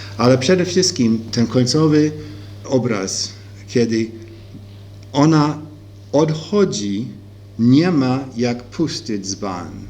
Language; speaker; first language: Polish; early bilingual, heritage; Polish